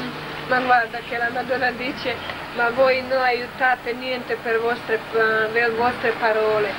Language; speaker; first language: Italian; non-native, learner; Croatian